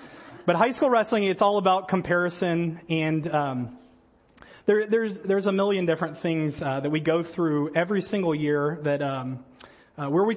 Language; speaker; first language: English; native; English